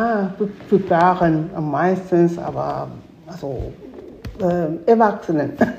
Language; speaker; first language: German; non-native, fluent; Spanish